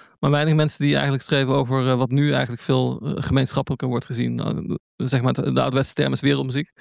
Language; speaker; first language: Dutch; native; Dutch